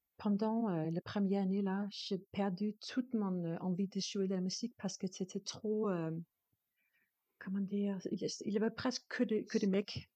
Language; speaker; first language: French; non-native, learner; Danish